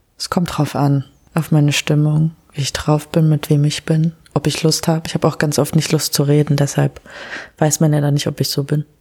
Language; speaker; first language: German; early bilingual, other home language; Kurdish